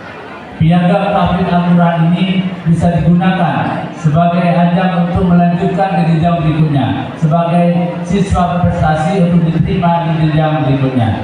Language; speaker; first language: Indonesian; native; Indonesian